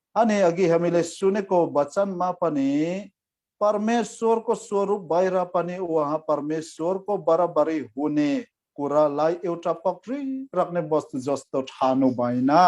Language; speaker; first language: Nepali; non-native, fluent; Mizo